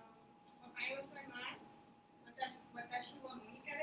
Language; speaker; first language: Japanese; non-native, learner; Spanish